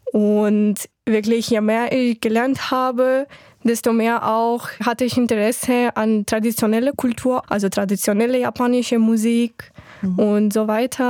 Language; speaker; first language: German; non-native, fluent; Ukrainian